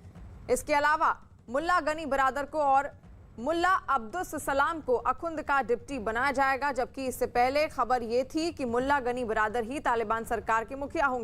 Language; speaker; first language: Hindi; native; Hindi